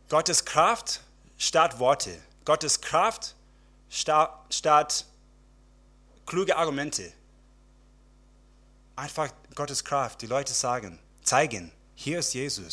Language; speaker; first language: German; non-native, fluent; English